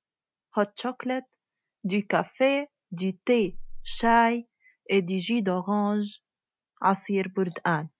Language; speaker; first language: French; non-native, fluent; Arabic